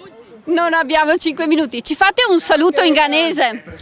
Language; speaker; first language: Italian; native; Italian